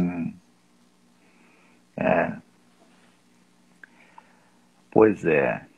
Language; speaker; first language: Portuguese; non-native, fluent; English